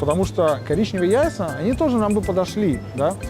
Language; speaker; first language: Russian; native; Russian